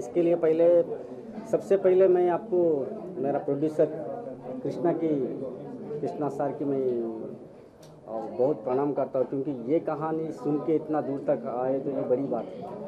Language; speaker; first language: Hindi; non-native, local second language; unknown